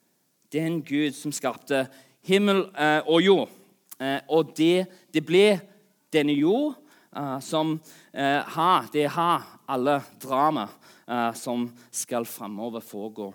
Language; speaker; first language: Norwegian; non-native, fluent; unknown